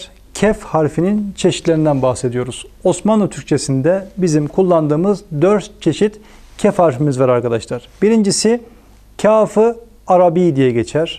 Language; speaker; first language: Turkish; native; Turkish